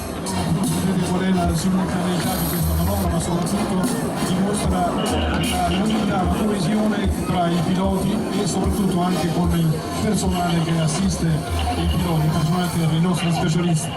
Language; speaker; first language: Italian; native; Italian